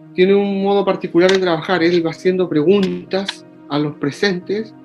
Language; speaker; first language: Spanish; native; Spanish